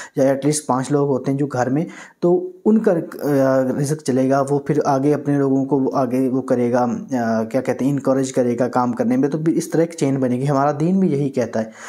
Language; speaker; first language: Urdu; non-native, local second language; Punjabi